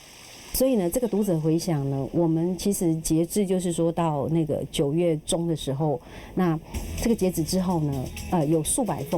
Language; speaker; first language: Chinese; native; Chinese